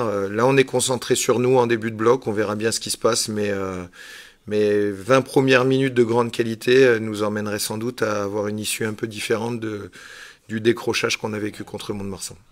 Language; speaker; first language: French; native; French